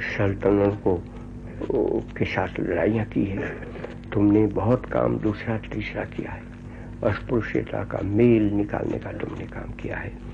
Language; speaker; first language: Hindi; non-native, local second language; Gujarati